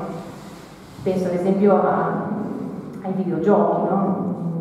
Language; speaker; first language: Italian; native; Italian